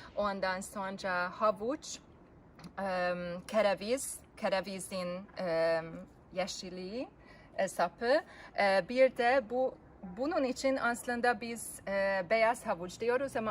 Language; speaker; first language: Turkish; non-native, fluent; Hungarian